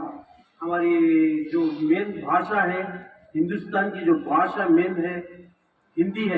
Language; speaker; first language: Hindi; non-native, local second language; Kannada